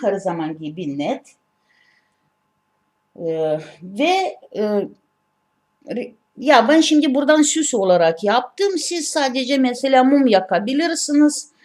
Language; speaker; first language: Turkish; non-native, learner; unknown